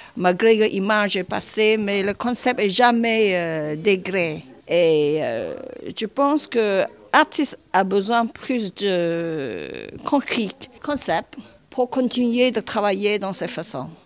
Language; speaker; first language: French; non-native, learner; Chinese